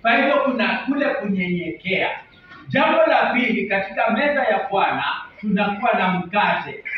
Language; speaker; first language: Swahili; native; Swahili